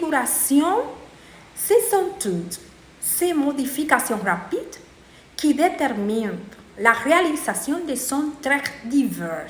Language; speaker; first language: French; non-native, learner; Spanish